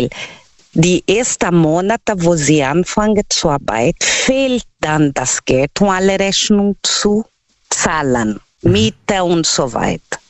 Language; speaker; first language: German; non-native, learner; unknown